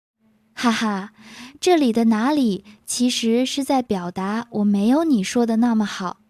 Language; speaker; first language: Chinese; native; Chinese